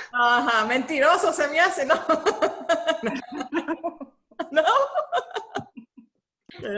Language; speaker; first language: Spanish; early bilingual, heritage; Spanish